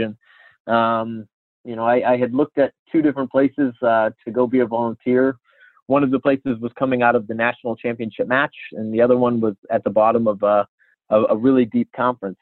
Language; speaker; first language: English; native; English